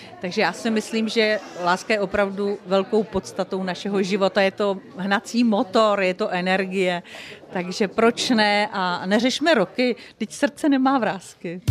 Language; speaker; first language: Czech; native; Czech